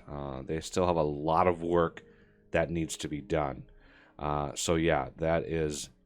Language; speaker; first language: English; native; English